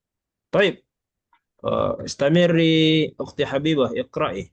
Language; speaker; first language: Arabic; non-native, fluent; Malay